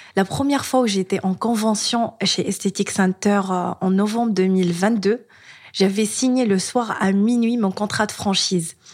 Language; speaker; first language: French; non-native, local second language; Arabic